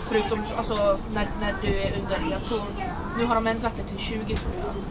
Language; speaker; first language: Swedish; early bilingual, other home language; Persian